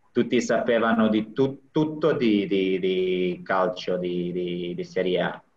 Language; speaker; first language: Italian; non-native, fluent; Serbian